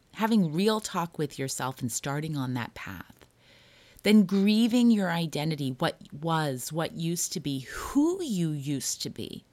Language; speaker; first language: English; native; English